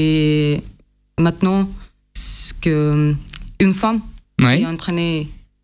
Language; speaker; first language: French; non-native, learner; Russian